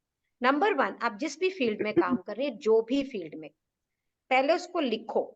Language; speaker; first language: Hindi; native; Hindi